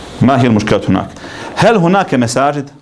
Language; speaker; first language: Arabic; non-native, fluent; Bosnian